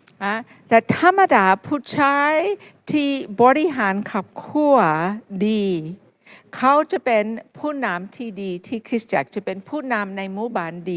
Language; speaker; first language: Thai; non-native, fluent; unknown